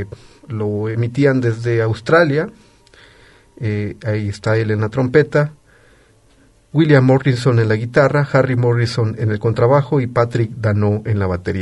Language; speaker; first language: Spanish; native; Spanish